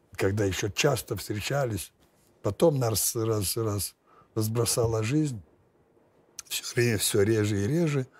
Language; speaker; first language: Russian; non-native, fluent; Lithuanian